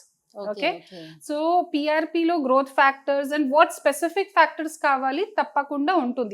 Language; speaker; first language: Telugu; non-native, fluent; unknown